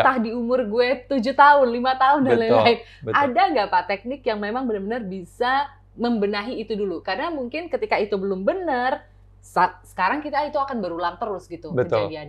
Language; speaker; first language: Indonesian; native; Indonesian